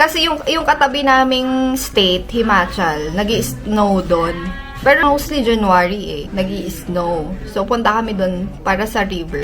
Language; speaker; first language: Filipino; native; Filipino